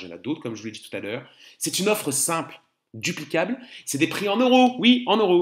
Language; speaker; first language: French; native; French